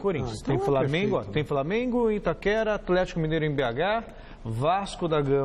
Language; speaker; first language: Portuguese; native; Portuguese